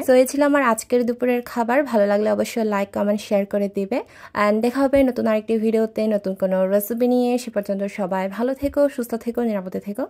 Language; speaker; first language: Bangla; non-native, local second language; Chakma